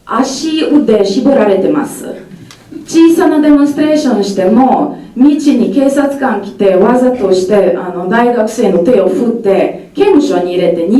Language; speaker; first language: Japanese; non-native, fluent; Serbian